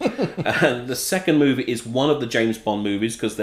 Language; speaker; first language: English; native; English